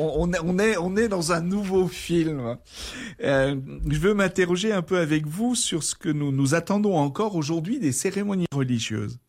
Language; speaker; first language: French; native; French